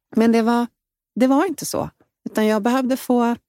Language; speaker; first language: Swedish; native; Swedish